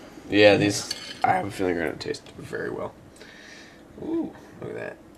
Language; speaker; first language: English; native; English